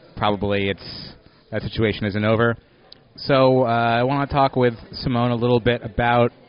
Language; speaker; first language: English; non-native, fluent; Spanish